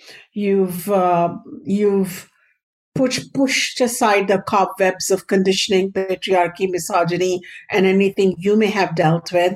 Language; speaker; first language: English; non-native, local second language; Hindi